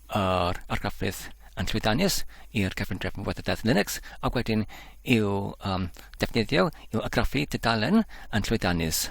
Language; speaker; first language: Welsh; non-native, learner; English